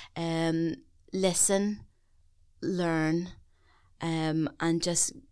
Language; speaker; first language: English; native; English